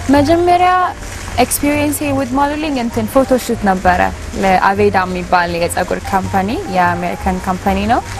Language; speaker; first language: Amharic; early bilingual, heritage; Amharic